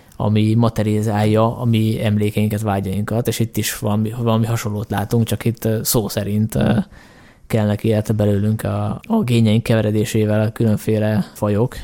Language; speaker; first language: Hungarian; native; Hungarian